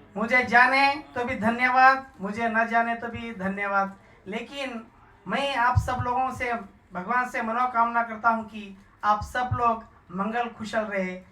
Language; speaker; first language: Hindi; non-native, local second language; Lambadi